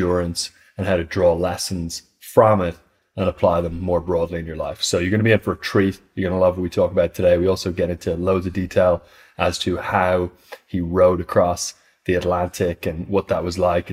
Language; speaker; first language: English; native; English